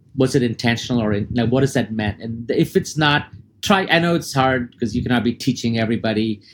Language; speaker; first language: English; early bilingual, other home language; Arabic